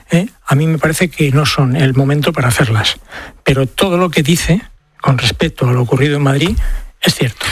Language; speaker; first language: Spanish; native; Spanish